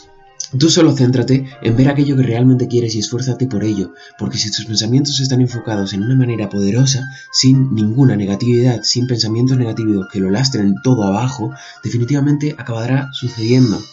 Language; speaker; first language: Spanish; native; Spanish